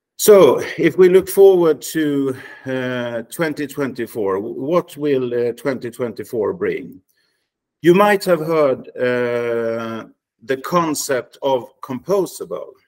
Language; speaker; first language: English; non-native, fluent; Swedish